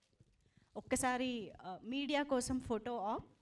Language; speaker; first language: Telugu; native; Telugu